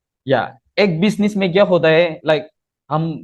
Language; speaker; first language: Hindi; non-native, local second language; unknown